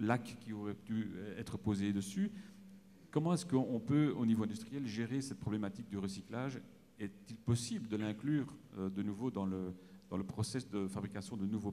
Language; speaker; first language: French; native; French